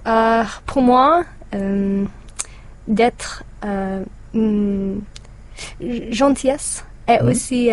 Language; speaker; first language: French; non-native, learner; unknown